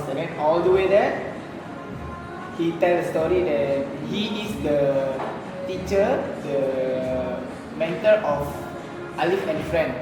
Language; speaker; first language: English; non-native, fluent; Indonesian